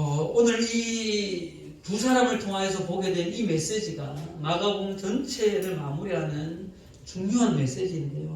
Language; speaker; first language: Korean; native; Korean